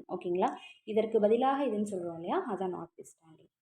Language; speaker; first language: Tamil; native; Tamil